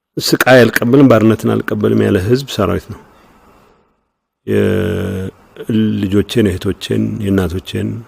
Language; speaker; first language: Amharic; non-native, local second language; Tigrinya